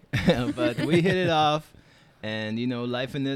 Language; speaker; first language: English; non-native, fluent; Hebrew